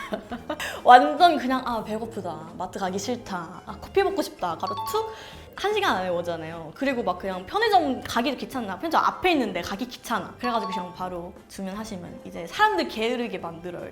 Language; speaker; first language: Korean; non-native, fluent; Thai